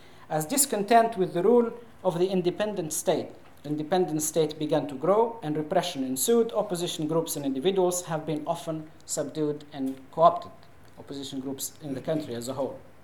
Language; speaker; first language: English; non-native, fluent; Arabic